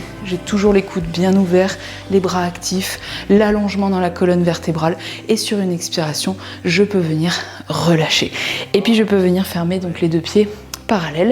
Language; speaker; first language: French; native; French